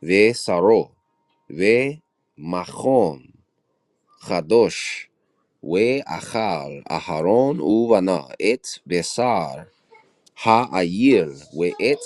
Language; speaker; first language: Hebrew; non-native, learner; English